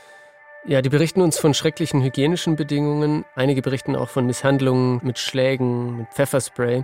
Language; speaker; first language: German; native; German